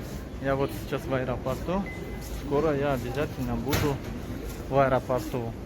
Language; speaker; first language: Russian; non-native, local second language; Tajik